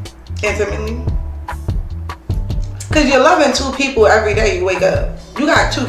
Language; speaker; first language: English; native; English